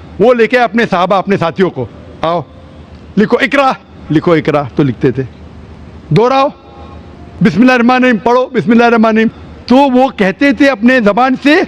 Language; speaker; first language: Urdu; non-native, local second language; Konkani